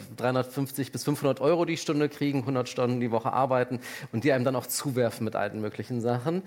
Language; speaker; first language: German; native; German